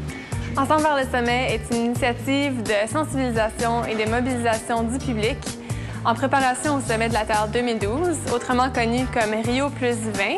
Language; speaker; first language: French; native; French